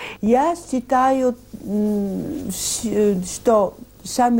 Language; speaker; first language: Russian; non-native, learner; Italian